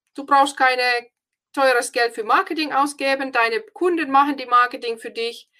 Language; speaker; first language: German; non-native, fluent; Finnish